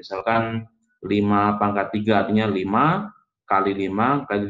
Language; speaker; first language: Indonesian; native; Indonesian